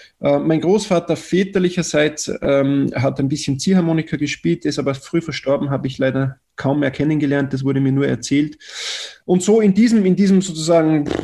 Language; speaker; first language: German; native; German